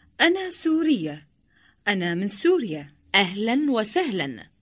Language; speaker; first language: Arabic; non-native, learner; Indonesian